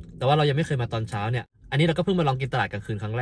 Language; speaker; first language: Thai; native; Thai